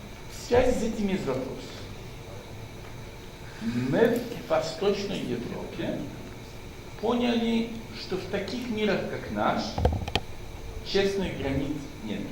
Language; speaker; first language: Russian; non-native, fluent; Polish